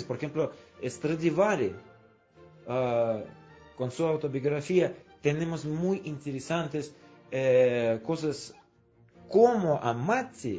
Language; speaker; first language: Spanish; non-native, fluent; Russian